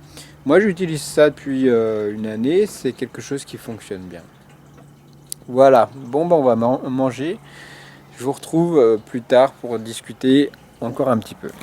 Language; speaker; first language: French; native; French